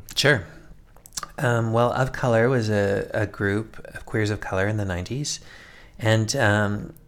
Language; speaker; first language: English; native; English